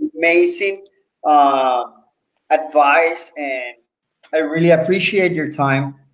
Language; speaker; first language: English; non-native, fluent; Spanish